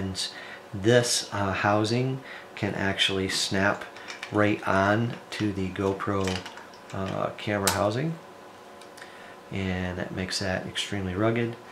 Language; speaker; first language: English; native; English